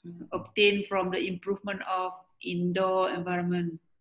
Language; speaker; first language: English; non-native, local second language; Malay